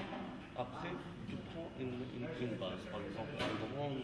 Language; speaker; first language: French; non-native, local second language; Arabic